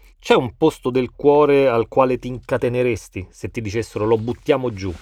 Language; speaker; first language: Italian; native; Italian